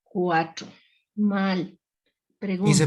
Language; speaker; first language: Spanish; native; Spanish